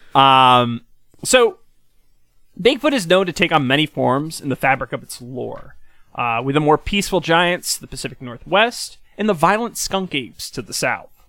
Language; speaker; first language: English; native; English